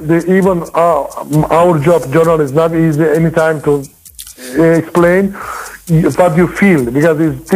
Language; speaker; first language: English; non-native, learner; Turkish